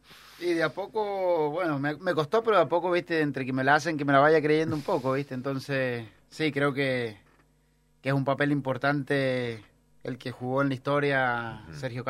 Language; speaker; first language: Spanish; native; Spanish